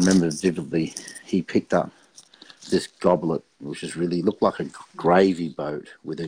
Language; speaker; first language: English; native; English